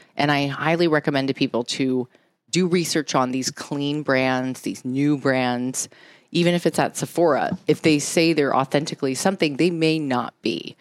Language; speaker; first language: English; early bilingual, other home language; Japanese